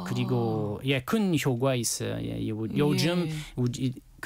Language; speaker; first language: Korean; non-native, learner; French